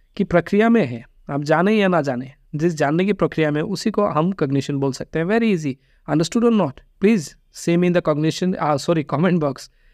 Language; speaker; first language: Hindi; non-native, local second language; Bangla